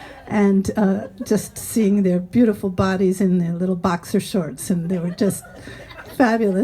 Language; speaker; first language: English; native; English